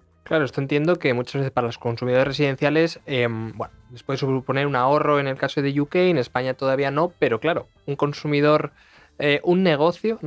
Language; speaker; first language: Spanish; native; Spanish